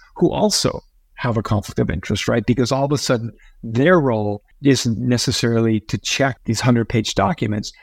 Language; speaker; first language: English; early bilingual, other home language; Spanish